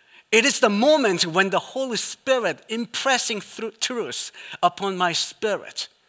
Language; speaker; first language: English; non-native, fluent; Korean